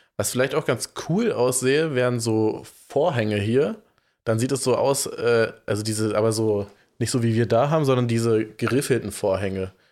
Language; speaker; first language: German; native; German